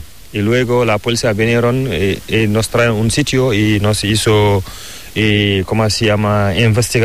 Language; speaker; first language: Spanish; non-native, learner; Fula